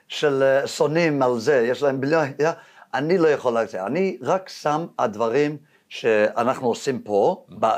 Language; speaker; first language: Hebrew; non-native, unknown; English